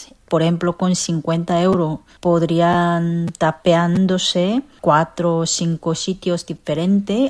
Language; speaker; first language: Spanish; non-native, fluent; Korean